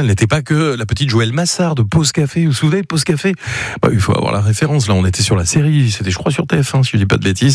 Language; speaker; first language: French; native; French